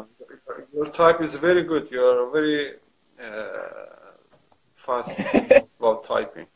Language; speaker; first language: English; non-native, learner; Kurdish